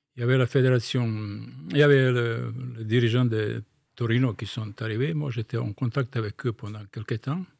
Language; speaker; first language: French; non-native, fluent; Bosnian